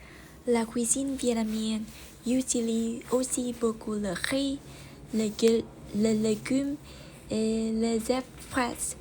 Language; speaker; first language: French; non-native, learner; Vietnamese